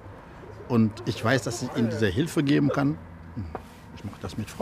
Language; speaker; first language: German; non-native, fluent; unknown